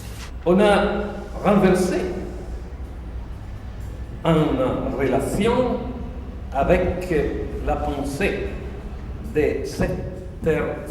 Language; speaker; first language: French; non-native, fluent; Italian